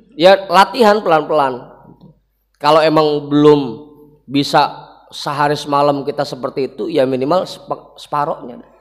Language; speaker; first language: Indonesian; native; Indonesian